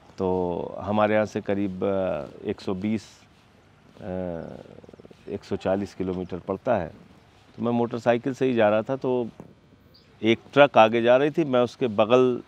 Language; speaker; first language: Hindi; native; Hindi